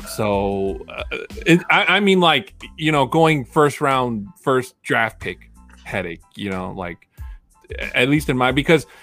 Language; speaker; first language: English; early bilingual, other home language; Spanish